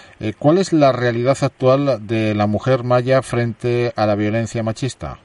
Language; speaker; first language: Spanish; native; Spanish